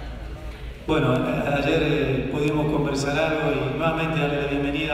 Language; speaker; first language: Spanish; native; Spanish